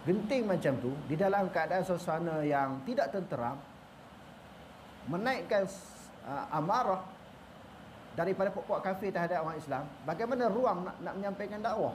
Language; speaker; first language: Malay; native; Malay